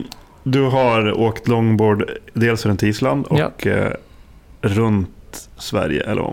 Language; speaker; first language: Swedish; native; Swedish